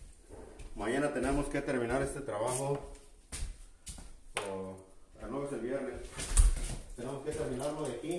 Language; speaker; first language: Spanish; native; Spanish